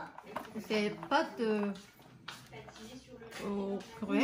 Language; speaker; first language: French; non-native, learner; Japanese